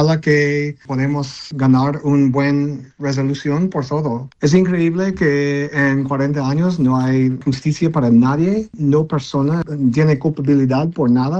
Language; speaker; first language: Spanish; non-native, learner; English